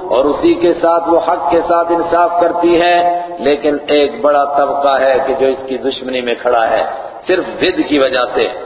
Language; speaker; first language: Urdu; non-native, local second language; Kashmiri